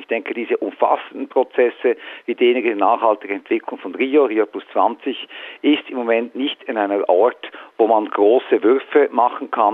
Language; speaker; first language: German; native; German